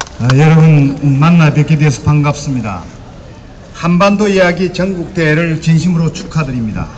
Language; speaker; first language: Korean; native; Korean